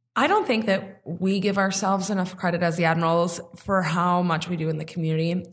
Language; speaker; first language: English; native; English